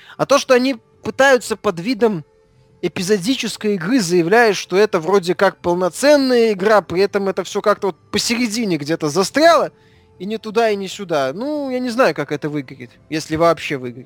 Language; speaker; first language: Russian; native; Russian